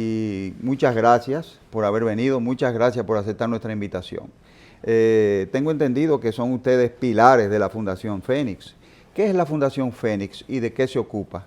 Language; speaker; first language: Spanish; native; Spanish